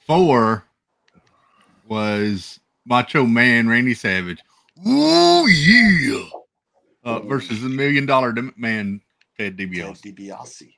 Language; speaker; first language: English; native; English